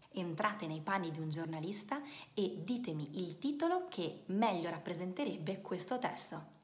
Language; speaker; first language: Italian; native; Italian